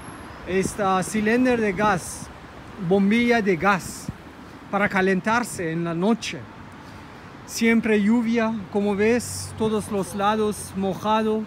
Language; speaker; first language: Spanish; non-native, fluent; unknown